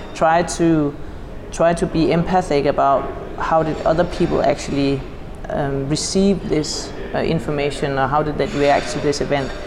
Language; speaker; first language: English; non-native, fluent; Danish